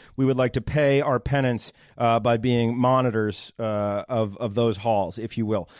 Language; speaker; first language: English; native; English